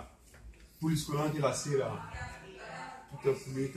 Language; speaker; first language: Italian; non-native, fluent; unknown